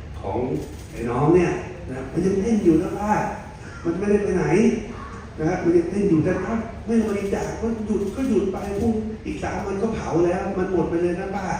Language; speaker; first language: Thai; native; Thai